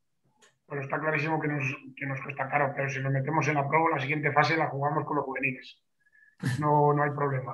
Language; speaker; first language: Spanish; native; Spanish